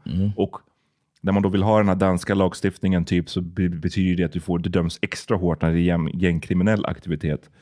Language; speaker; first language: Swedish; native; Swedish